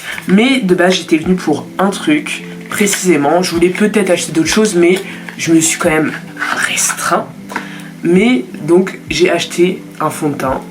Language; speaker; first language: French; native; French